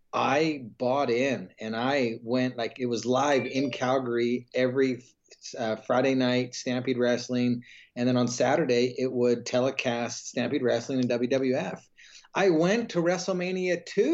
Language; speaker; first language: English; native; English